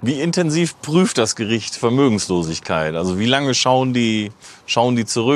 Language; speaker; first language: German; native; German